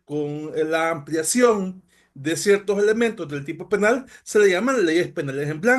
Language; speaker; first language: Spanish; native; Spanish